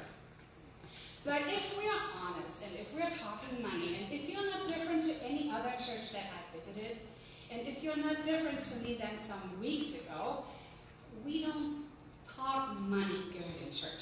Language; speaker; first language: English; non-native, fluent; German